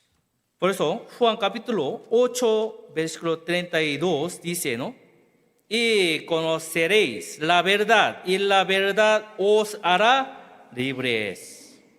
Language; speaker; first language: Spanish; non-native, learner; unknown